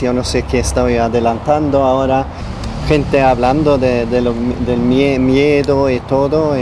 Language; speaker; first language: Spanish; non-native, learner; Swedish